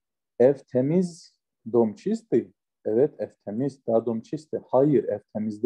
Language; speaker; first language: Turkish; non-native, fluent; Russian